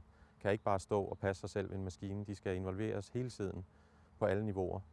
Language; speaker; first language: Danish; native; Danish